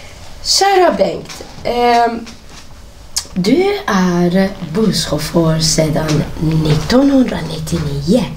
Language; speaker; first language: Swedish; non-native, fluent; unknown